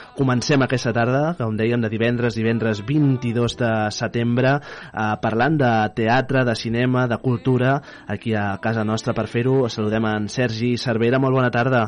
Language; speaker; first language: Catalan; native; Catalan